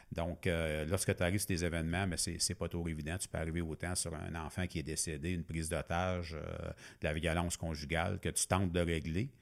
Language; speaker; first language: French; native; French